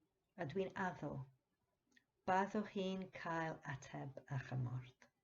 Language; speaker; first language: Welsh; non-native, fluent; English